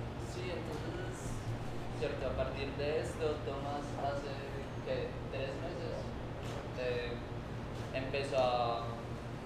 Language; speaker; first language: Spanish; native; Spanish